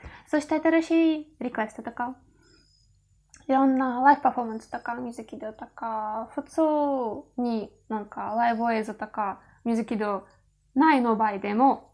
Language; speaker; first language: Japanese; non-native, learner; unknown